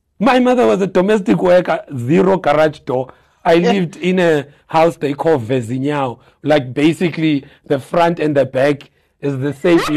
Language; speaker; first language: English; non-native, local second language; Xhosa